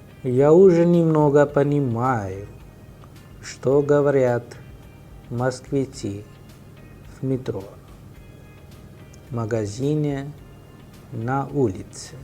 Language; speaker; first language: Russian; non-native, fluent; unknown